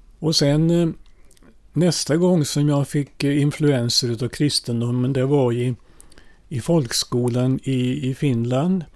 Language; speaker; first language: Swedish; early bilingual, other home language; Finnish